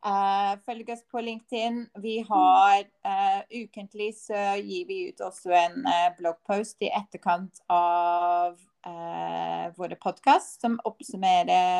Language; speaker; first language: Norwegian; non-native, fluent; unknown